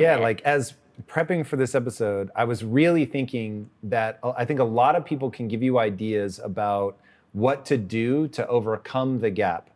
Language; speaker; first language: English; native; English